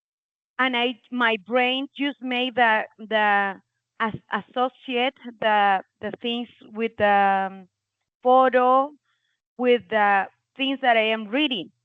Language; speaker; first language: English; non-native, learner; Spanish